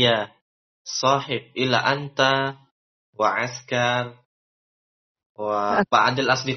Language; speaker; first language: Arabic; non-native, fluent; Indonesian